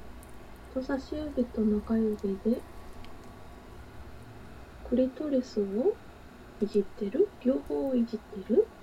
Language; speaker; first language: Japanese; native; Japanese